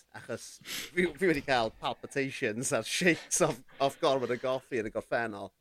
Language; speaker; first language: Welsh; native; Welsh